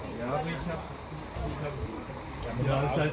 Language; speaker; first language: German; non-native, fluent; Russian